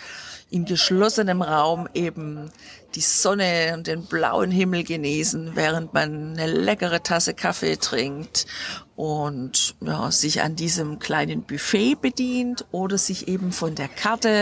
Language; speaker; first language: German; native; German